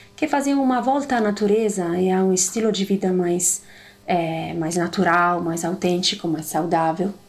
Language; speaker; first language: Portuguese; non-native, fluent; Italian